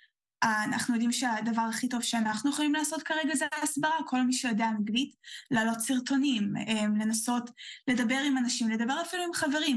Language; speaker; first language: Hebrew; early bilingual, heritage; Hebrew